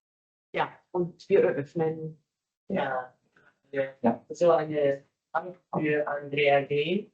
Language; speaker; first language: German; non-native, learner; Italian